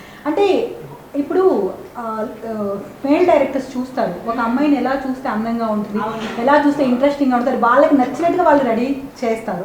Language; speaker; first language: Telugu; native; Telugu